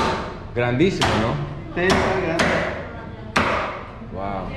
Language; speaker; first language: Spanish; non-native, learner; Greek